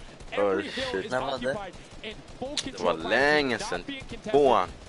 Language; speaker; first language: Swedish; early bilingual, other home language; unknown